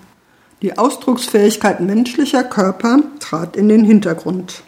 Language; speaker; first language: German; native; German